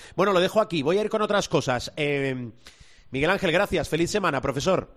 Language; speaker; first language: Spanish; native; Spanish